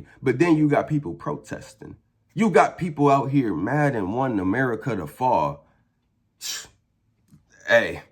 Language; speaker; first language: English; native; English